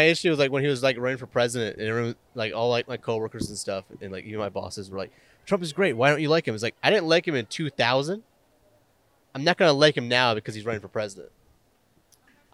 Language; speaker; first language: English; native; English